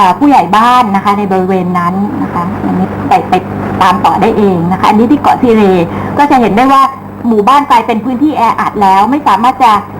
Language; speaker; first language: Thai; native; Thai